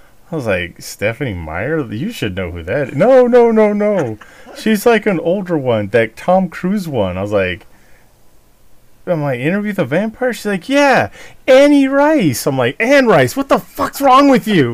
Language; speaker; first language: English; native; English